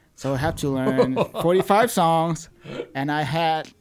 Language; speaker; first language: English; non-native, fluent; Vietnamese